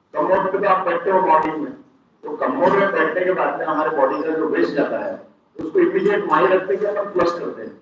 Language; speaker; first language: Hindi; non-native, local second language; Marathi